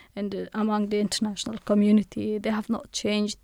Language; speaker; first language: English; non-native, fluent; Persian